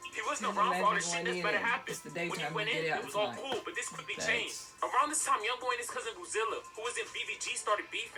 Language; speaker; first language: English; native; English